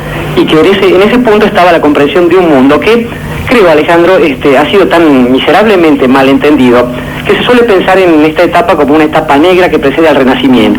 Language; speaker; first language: Spanish; native; Spanish